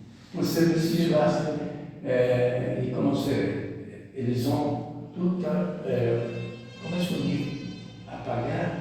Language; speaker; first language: French; non-native, learner; Portuguese